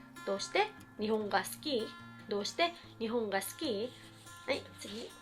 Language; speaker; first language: Japanese; non-native, fluent; Filipino